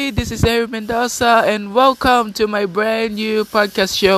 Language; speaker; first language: English; non-native, local second language; Filipino